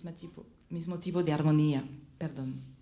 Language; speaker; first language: Spanish; non-native, learner; French